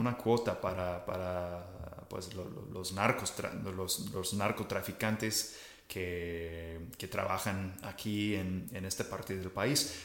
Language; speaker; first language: Spanish; non-native, fluent; English